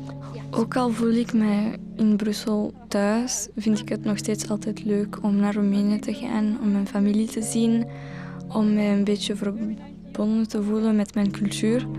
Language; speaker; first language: Dutch; early bilingual, other home language; Romanian